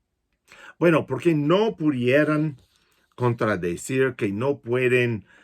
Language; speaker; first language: Spanish; non-native, fluent; English